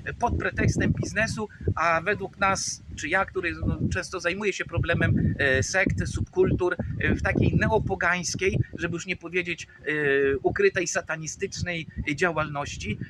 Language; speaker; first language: Polish; native; Polish